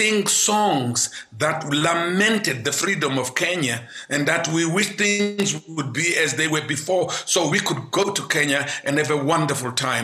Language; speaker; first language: English; non-native, local second language; Xhosa